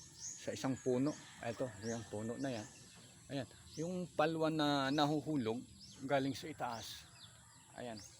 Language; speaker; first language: Filipino; non-native, local second language; Cebuano